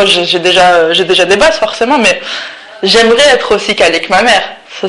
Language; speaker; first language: French; early bilingual, other home language; Arabic